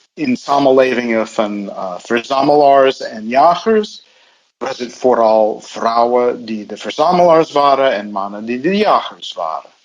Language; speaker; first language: Dutch; non-native, fluent; English